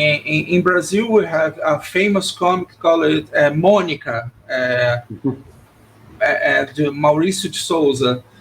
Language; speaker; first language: English; non-native, learner; Portuguese